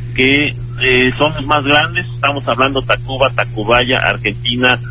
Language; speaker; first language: Spanish; native; Spanish